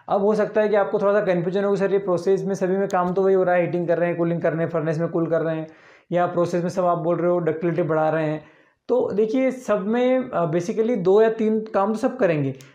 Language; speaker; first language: Hindi; native; Hindi